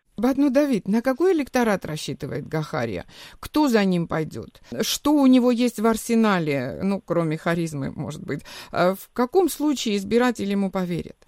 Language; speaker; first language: Russian; non-native, local second language; Georgian